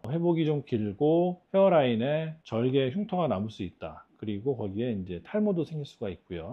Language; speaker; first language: Korean; native; Korean